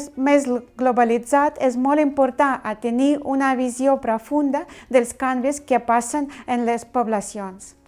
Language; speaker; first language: Catalan; non-native, learner; Russian